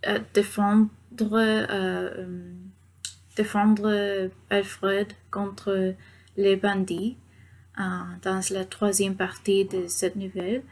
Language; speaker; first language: French; non-native, learner; Spanish